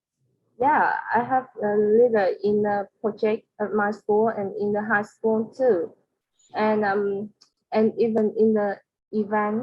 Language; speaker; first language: English; non-native, learner; Vietnamese